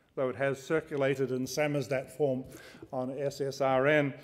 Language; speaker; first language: English; native; English